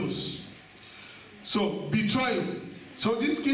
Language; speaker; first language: German; non-native, fluent; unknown